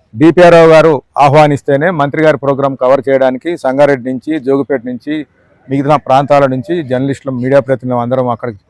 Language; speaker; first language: Telugu; native; Telugu